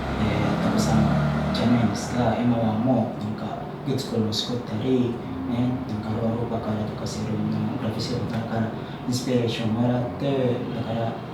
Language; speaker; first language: Japanese; non-native, fluent; Indonesian